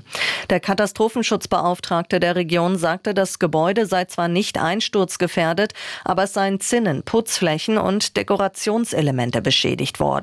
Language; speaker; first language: German; native; German